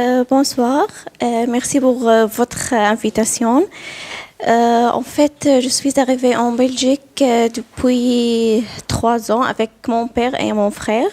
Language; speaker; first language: French; non-native, learner; Arabic